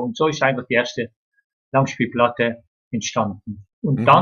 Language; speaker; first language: German; native; German